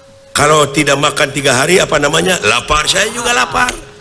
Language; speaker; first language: Malay; non-native, local second language; Sundanese